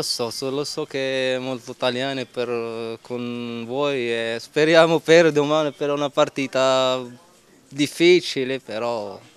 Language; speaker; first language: Italian; non-native, learner; Arabic